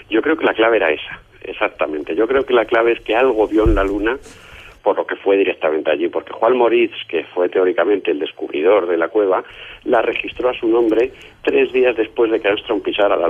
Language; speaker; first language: Spanish; native; Spanish